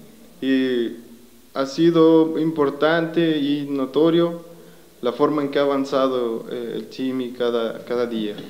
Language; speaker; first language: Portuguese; non-native, learner; Spanish